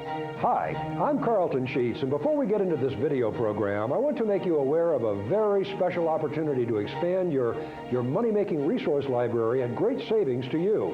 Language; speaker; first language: English; native; English